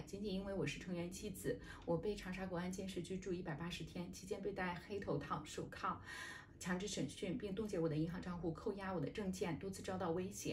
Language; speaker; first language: Chinese; native; Chinese